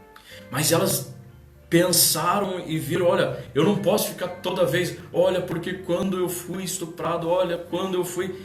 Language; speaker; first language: Portuguese; native; Portuguese